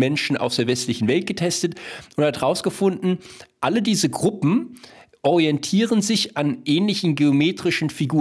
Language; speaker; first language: German; native; German